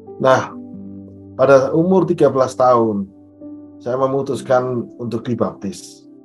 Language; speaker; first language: Indonesian; native; Indonesian